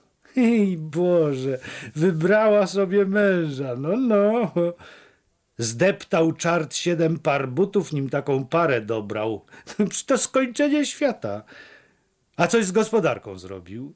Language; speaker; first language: Polish; native; Polish